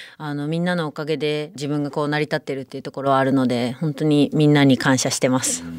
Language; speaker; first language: Japanese; native; Japanese